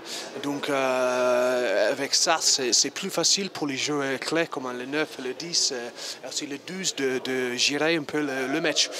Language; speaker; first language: French; non-native, fluent; English